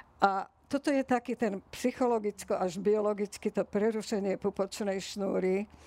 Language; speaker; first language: Slovak; native; Slovak